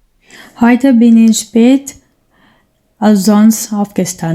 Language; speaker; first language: German; non-native, learner; Portuguese